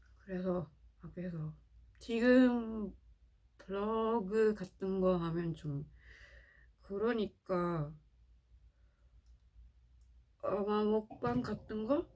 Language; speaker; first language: Korean; non-native, learner; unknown